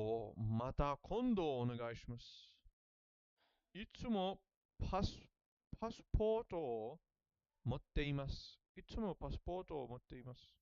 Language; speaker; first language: Japanese; non-native, learner; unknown